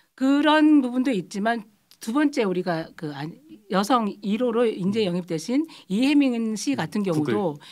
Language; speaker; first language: Korean; native; Korean